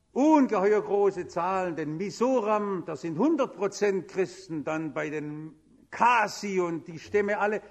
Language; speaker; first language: German; native; German